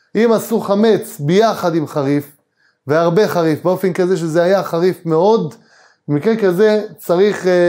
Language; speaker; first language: Hebrew; native; Hebrew